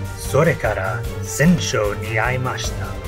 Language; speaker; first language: Japanese; non-native, learner; English